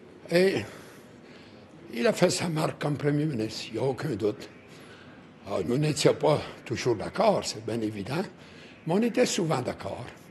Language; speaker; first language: French; native; French